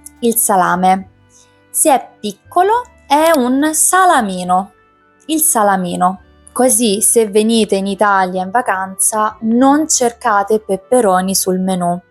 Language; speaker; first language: Italian; native; Italian